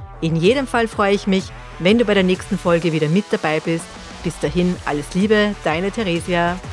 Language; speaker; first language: German; native; German